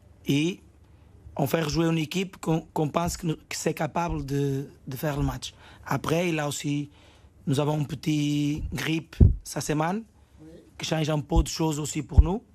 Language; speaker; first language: French; non-native, fluent; Portuguese